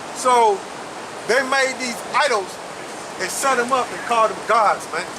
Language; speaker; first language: English; native; English